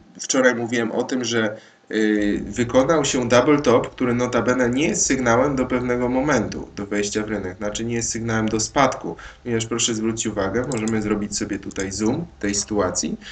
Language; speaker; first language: Polish; native; Polish